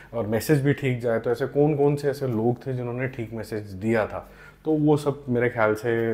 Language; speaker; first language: Hindi; non-native, local second language; Punjabi